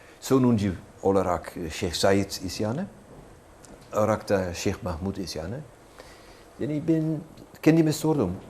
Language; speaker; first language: Turkish; non-native, fluent; Dutch